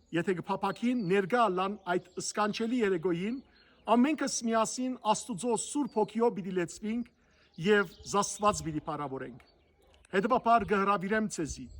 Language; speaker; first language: Armenian; early bilingual, heritage; Armenian